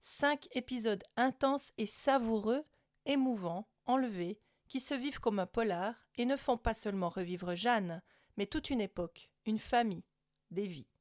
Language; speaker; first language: French; native; French